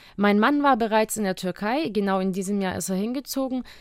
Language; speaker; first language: German; native; German